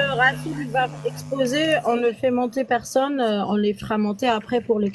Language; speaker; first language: French; native; French